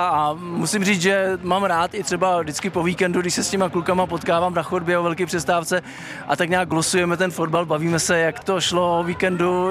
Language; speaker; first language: Czech; native; Czech